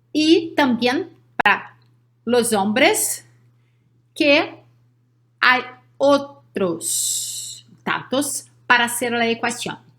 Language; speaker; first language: Spanish; non-native, learner; Portuguese